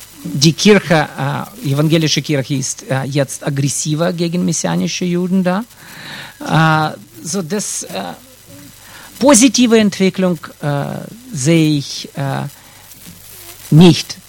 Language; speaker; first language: German; non-native, fluent; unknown